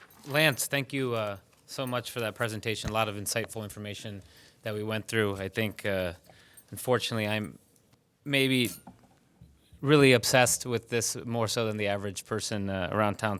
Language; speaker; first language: English; early bilingual, other home language; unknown